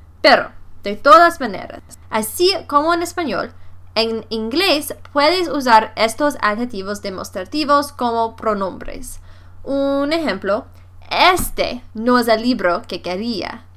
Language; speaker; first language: Spanish; non-native, fluent; English